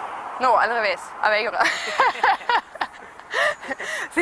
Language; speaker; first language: Catalan; non-native, fluent; German